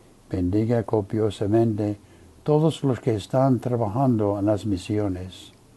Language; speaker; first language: Spanish; non-native, fluent; English